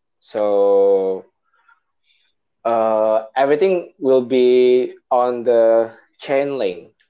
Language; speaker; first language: English; non-native, learner; Indonesian